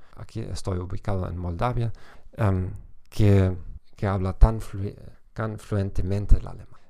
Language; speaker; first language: Spanish; non-native, fluent; German